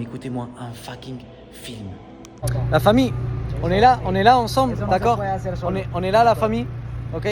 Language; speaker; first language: French; native; French